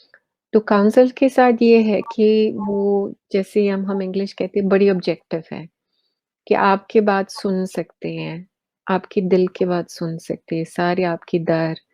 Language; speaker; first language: Hindi; early bilingual, heritage; Hindi